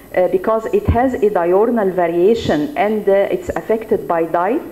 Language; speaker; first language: English; non-native, fluent; Arabic